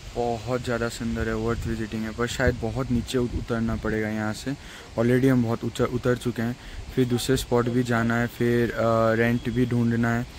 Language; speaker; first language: Hindi; non-native, local second language; Assamese